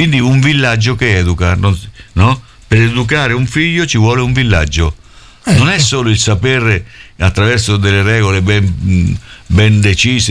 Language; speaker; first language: Italian; native; Italian